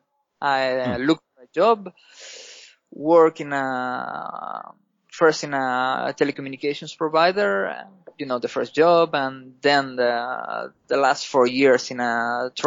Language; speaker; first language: English; non-native, fluent; Spanish